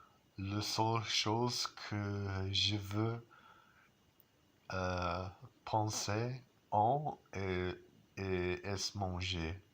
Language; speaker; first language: French; non-native, learner; English